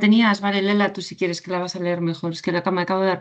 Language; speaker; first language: Spanish; native; Spanish